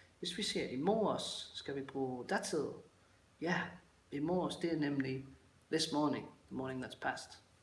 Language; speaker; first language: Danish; native; Danish